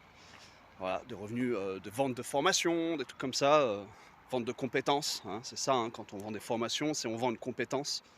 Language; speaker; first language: French; native; French